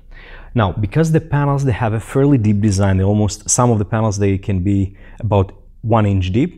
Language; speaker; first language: English; non-native, fluent; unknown